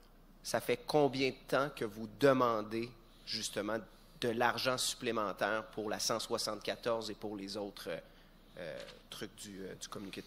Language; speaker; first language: French; native; French